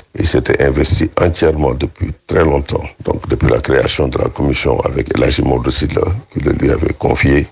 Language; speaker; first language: French; non-native, local second language; Wolof